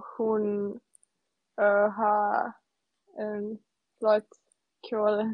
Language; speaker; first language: Danish; non-native, learner; Serbian